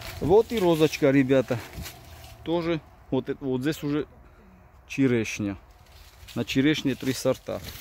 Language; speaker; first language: Russian; non-native, local second language; Georgian